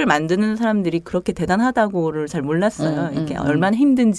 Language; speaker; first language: Korean; native; Korean